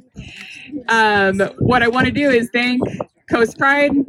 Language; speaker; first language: English; native; English